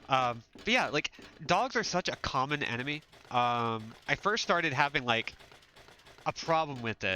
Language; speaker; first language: English; native; English